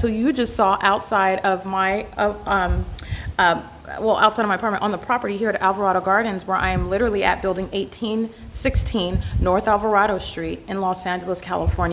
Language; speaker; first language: English; native; English